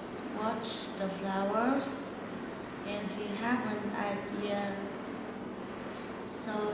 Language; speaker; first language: English; non-native, learner; Vietnamese